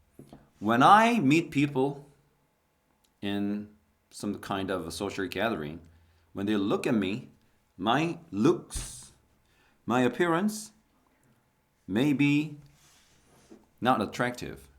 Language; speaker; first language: English; non-native, fluent; Korean